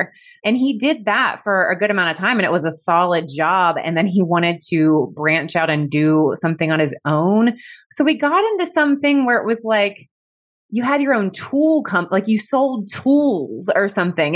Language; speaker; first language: English; native; English